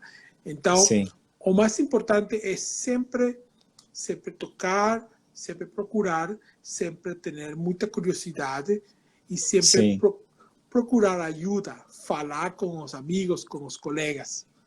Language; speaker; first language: Portuguese; non-native, fluent; Spanish